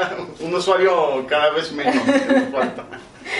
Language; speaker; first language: Spanish; native; Spanish